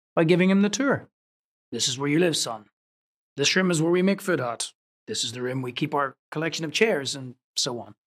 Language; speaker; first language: English; native; English